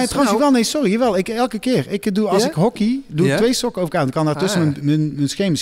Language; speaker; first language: Dutch; native; Dutch